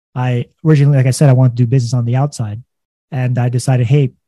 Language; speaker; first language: English; native; English